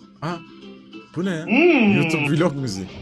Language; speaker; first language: Turkish; native; Turkish